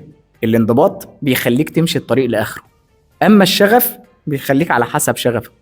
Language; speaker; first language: Arabic; native; Arabic